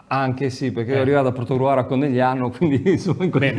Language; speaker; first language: Italian; native; Italian